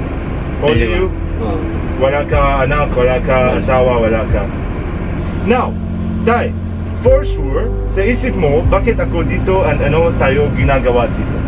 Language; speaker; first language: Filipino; non-native, learner; Arabic